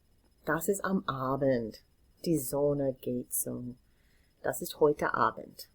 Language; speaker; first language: German; non-native, fluent; English